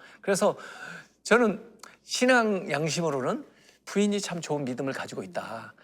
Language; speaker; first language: Korean; native; Korean